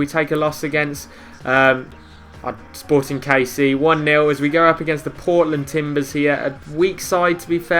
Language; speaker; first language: English; native; English